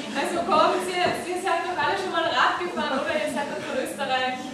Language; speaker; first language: German; native; German